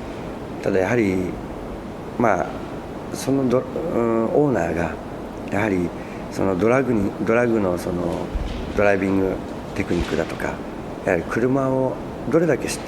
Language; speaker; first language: Japanese; native; Japanese